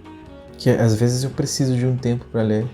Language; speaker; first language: Portuguese; non-native, fluent; Spanish